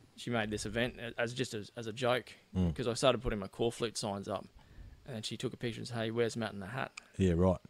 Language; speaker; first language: English; native; English